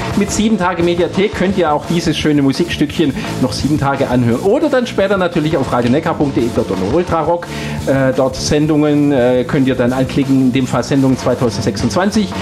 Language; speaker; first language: German; native; German